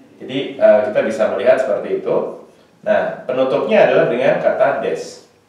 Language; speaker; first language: Indonesian; native; Indonesian